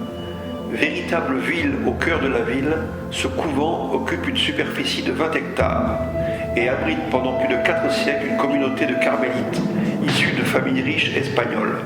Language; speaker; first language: French; native; French